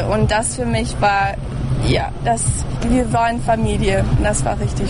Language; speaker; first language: German; early bilingual, heritage; English